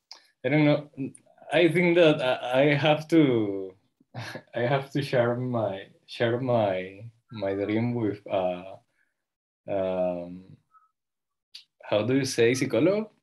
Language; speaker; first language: English; non-native, learner; Spanish